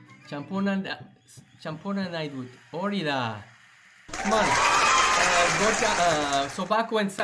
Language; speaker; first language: Basque; non-native, learner; English